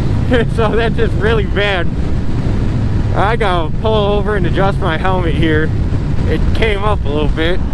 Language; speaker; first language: English; native; English